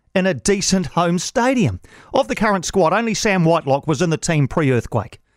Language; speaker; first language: English; native; English